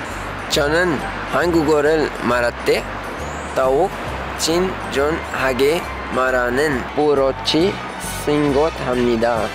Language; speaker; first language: Korean; non-native, learner; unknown